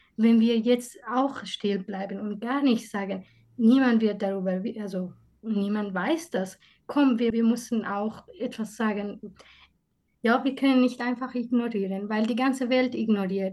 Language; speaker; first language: German; non-native, fluent; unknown